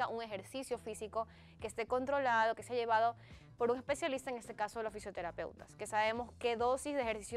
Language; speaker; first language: Spanish; native; Spanish